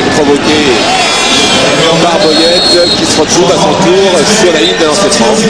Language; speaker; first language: French; native; French